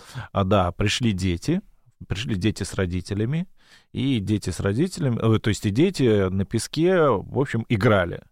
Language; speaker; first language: Russian; native; Russian